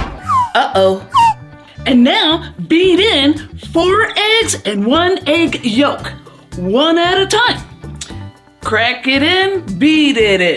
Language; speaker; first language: English; native; English